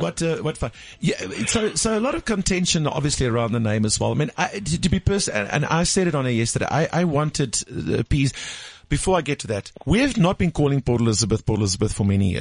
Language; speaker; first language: English; native; English